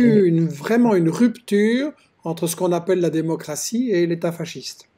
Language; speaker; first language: French; native; French